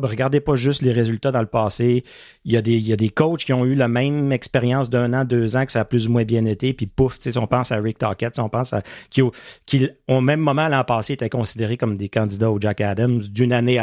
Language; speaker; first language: French; native; French